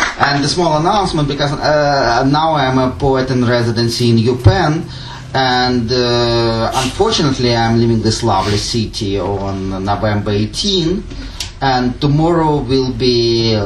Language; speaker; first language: English; non-native, fluent; Russian